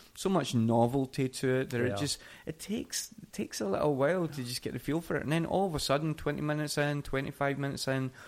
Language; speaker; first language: English; native; English